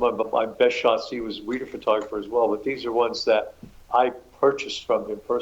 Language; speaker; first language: English; native; English